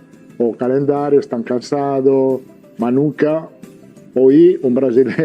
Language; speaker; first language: Portuguese; non-native, learner; Italian